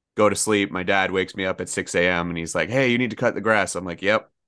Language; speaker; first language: English; native; English